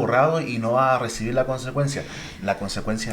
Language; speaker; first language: Spanish; native; Spanish